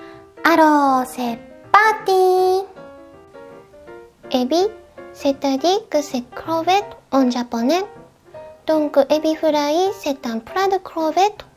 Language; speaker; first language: French; non-native, learner; Japanese